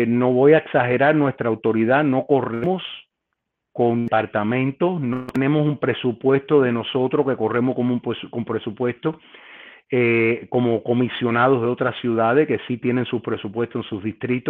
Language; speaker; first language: Spanish; native; Spanish